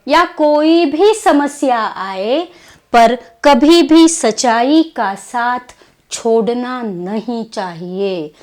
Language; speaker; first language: Hindi; non-native, local second language; Kannada